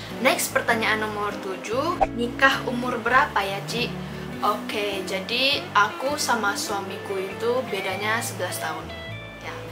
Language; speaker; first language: Indonesian; non-native, local second language; Min Nan Chinese